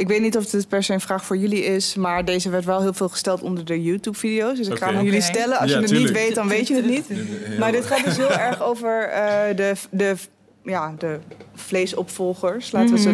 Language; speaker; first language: Dutch; native; Dutch